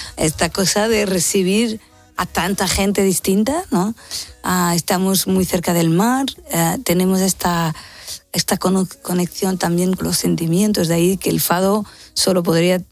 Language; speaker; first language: Spanish; non-native, fluent; Portuguese